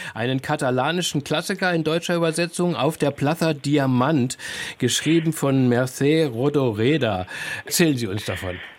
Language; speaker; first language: German; native; German